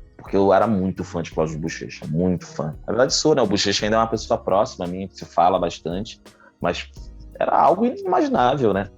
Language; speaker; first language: Portuguese; native; Portuguese